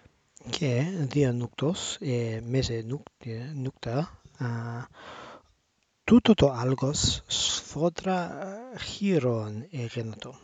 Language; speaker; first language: Greek; non-native, learner; English